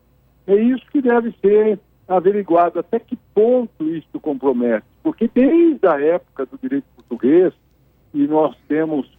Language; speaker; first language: Portuguese; native; Portuguese